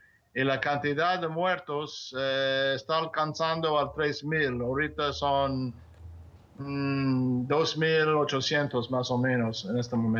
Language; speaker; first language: Spanish; non-native, fluent; English